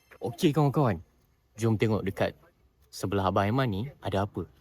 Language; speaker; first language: Malay; native; Malay